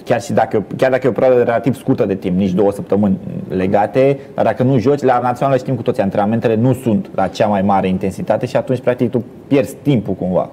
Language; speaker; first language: Romanian; native; Romanian